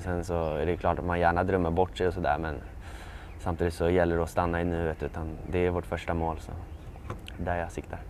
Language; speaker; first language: Swedish; native; Swedish